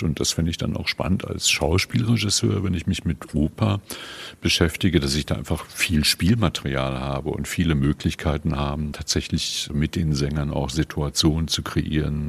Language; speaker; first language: German; native; German